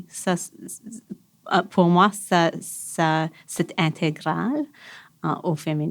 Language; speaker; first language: French; non-native, local second language; English